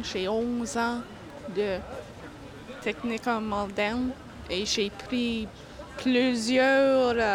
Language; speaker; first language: French; non-native, local second language; English